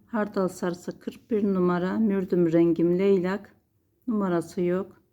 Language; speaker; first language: Turkish; native; Turkish